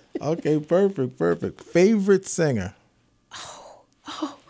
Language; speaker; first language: English; native; English